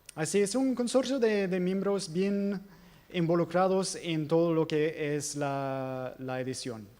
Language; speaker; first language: Spanish; non-native, fluent; English